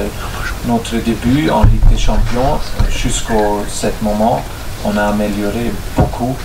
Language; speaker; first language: French; non-native, fluent; German